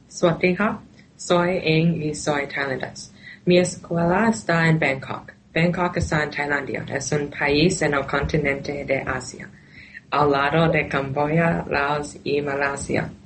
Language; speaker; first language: Spanish; non-native, learner; Thai